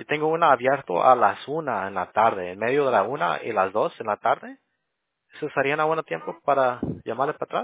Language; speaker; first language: Spanish; early bilingual, other home language; English